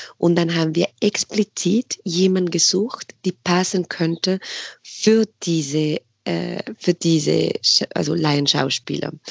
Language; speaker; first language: German; non-native, fluent; Spanish